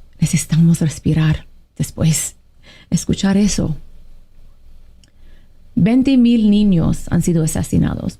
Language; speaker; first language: Spanish; non-native, fluent; Arabic